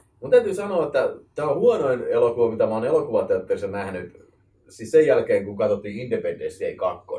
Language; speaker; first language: Finnish; native; Finnish